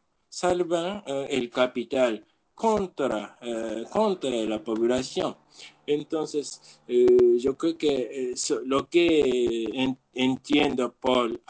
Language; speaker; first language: Spanish; non-native, learner; Japanese